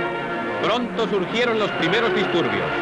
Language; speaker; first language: Spanish; native; Spanish